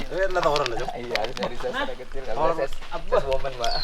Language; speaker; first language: Indonesian; native; Indonesian